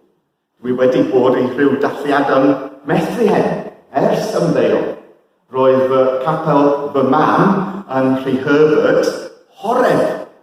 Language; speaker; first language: Welsh; non-native, fluent; English